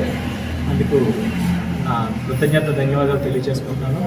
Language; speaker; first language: Telugu; native; Telugu